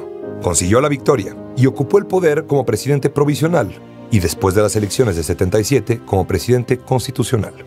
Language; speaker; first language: Spanish; native; Spanish